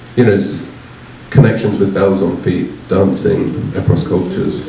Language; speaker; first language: English; native; English